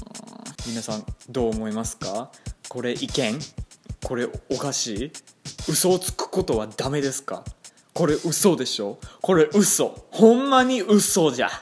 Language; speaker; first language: Japanese; non-native, fluent; English